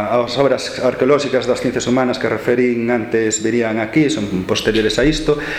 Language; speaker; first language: Galician; non-native, local second language; Spanish